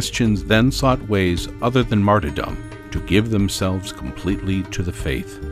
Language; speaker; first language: English; native; English